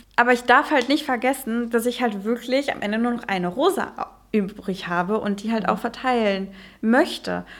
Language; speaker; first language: German; early bilingual, heritage; Dutch